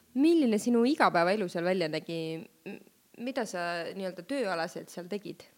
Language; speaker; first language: Estonian; native; Estonian